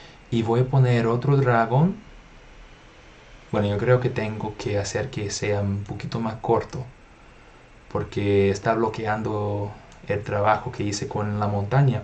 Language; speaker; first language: Spanish; non-native, fluent; English